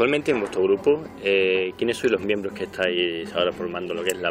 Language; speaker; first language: Portuguese; non-native, learner; Spanish